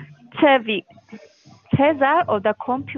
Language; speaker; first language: German; non-native, learner; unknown